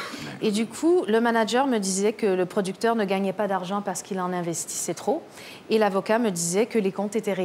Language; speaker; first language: French; native; French